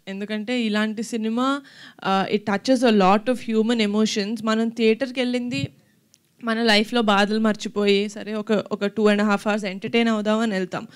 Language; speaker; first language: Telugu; native; Telugu